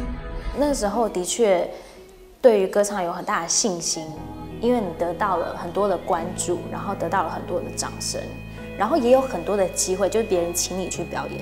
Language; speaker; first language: Chinese; native; Chinese